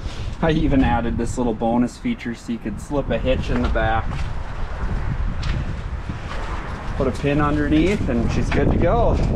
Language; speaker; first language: English; native; English